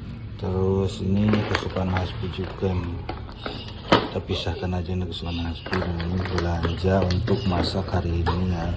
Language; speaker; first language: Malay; non-native, local second language; Javanese